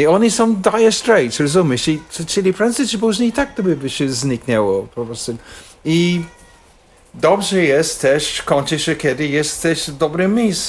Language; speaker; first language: Polish; non-native, fluent; English